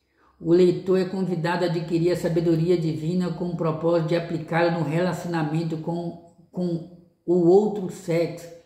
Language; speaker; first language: Portuguese; native; Portuguese